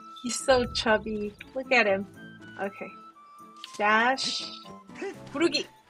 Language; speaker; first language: English; non-native, fluent; Korean